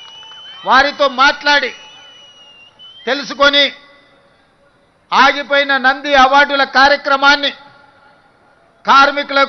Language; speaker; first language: Telugu; native; Telugu